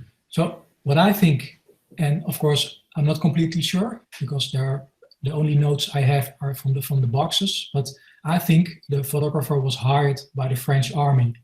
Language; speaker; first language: English; non-native, fluent; Dutch